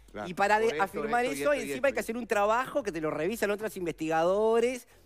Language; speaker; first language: Spanish; native; Spanish